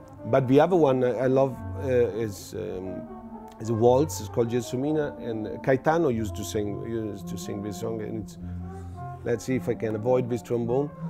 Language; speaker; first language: English; non-native, fluent; Italian